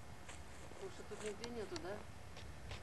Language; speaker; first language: Russian; native; Russian